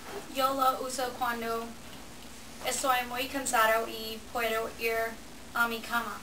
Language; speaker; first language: Spanish; non-native, learner; English